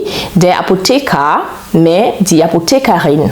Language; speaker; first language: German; non-native, fluent; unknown